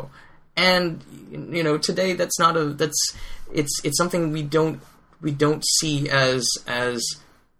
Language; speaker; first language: English; native; English